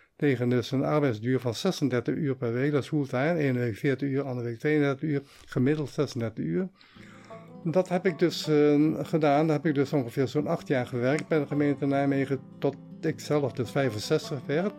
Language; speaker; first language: Dutch; early bilingual, heritage; Dutch